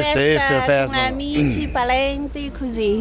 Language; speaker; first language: Italian; non-native, learner; Chinese